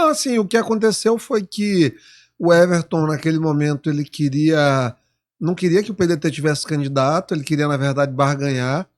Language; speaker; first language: Portuguese; native; Portuguese